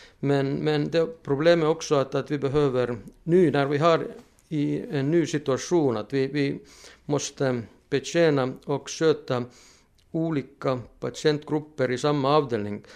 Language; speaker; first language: Swedish; non-native, fluent; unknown